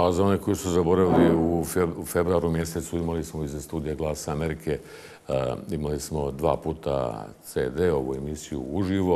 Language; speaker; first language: Bosnian; native; Bosnian